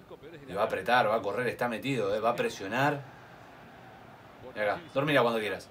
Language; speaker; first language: Spanish; native; Spanish